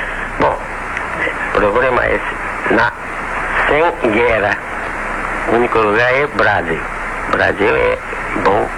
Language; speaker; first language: Portuguese; non-native, learner; Japanese